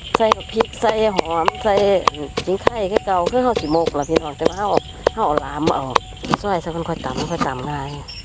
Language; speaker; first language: Thai; native; Thai